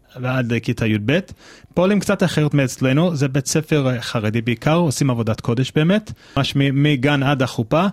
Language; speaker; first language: Hebrew; non-native, fluent; English